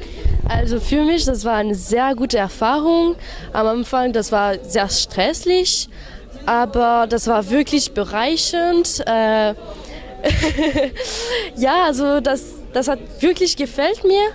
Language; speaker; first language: German; non-native, learner; French